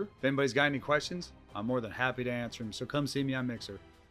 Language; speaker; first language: English; native; English